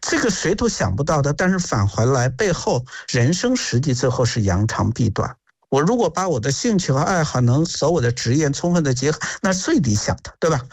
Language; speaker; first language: Chinese; native; Chinese